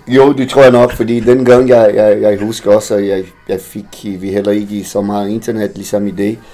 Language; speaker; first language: Danish; non-native, fluent; Portuguese